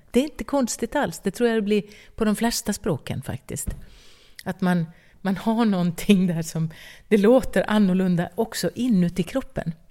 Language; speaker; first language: Swedish; native; Swedish